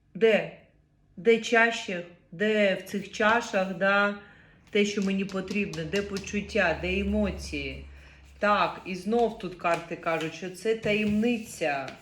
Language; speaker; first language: Ukrainian; non-native, local second language; Russian